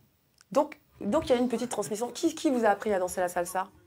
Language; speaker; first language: French; native; French